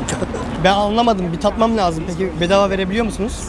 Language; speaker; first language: Turkish; native; Turkish